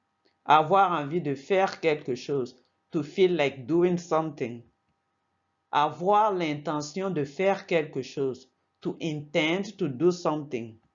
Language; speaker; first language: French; non-native, fluent; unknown